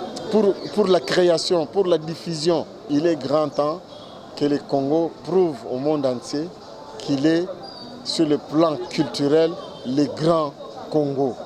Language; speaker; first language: French; non-native, local second language; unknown